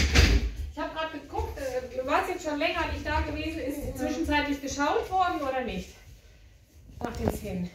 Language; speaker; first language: German; native; German